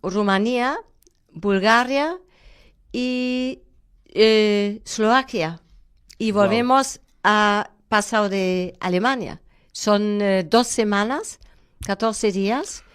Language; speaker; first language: Spanish; non-native, fluent; German